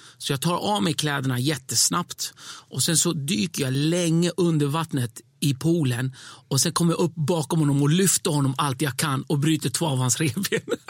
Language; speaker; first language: Swedish; early bilingual, other home language; Kurdish